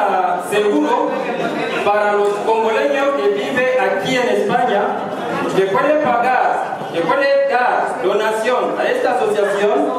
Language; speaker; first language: Spanish; non-native, learner; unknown